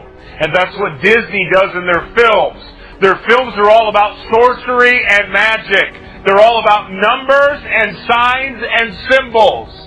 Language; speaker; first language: English; native; English